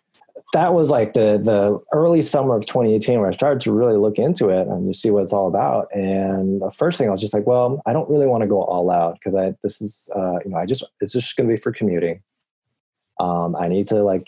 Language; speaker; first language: English; native; English